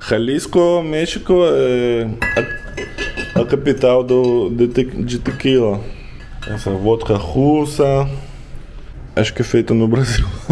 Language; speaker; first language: Portuguese; non-native, learner; Russian